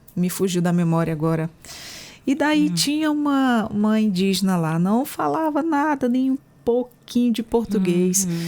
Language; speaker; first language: Portuguese; native; Portuguese